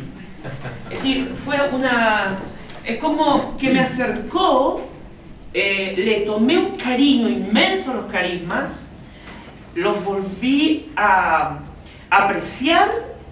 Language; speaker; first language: Spanish; native; Spanish